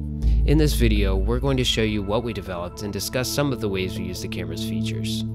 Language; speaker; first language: English; native; English